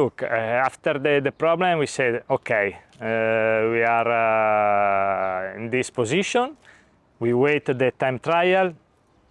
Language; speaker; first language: English; non-native, learner; Italian